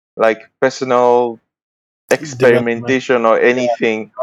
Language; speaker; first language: English; non-native, local second language; Bini